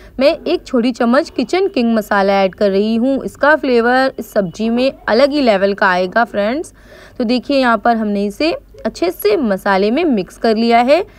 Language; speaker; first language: Hindi; native; Hindi